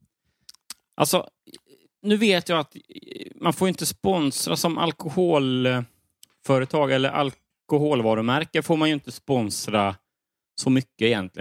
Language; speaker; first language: Swedish; native; Swedish